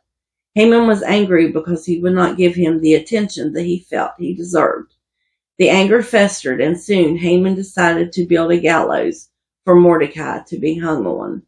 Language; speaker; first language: English; native; English